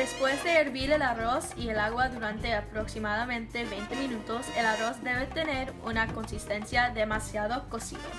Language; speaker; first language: Spanish; non-native, learner; English